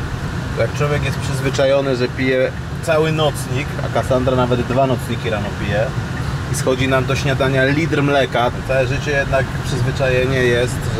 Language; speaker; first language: Polish; native; Polish